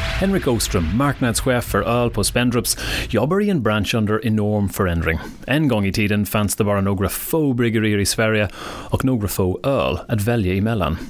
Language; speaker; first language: Swedish; non-native, fluent; English